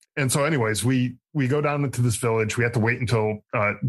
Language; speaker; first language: English; native; English